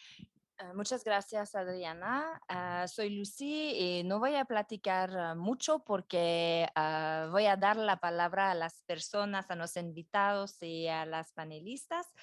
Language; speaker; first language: Spanish; non-native, fluent; French